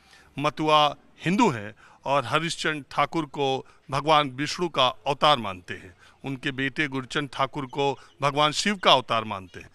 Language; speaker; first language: Hindi; native; Hindi